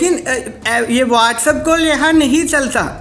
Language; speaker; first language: Hindi; non-native, local second language; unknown